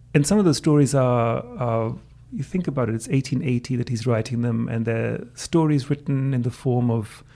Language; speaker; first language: English; non-native, fluent; German